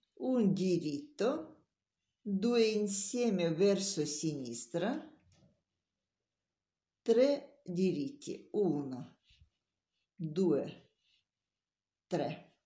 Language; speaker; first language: Italian; non-native, learner; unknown